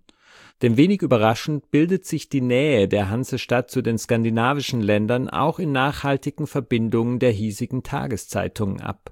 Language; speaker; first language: German; native; German